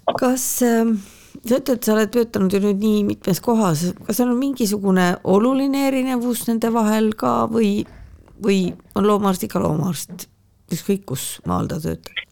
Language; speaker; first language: Estonian; native; Estonian